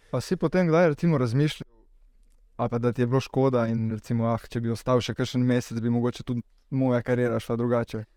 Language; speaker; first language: Slovenian; native; Slovenian